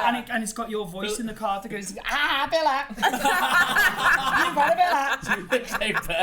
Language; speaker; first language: English; native; English